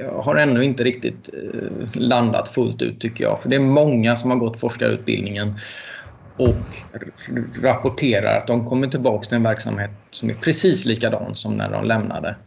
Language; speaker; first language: Swedish; native; Swedish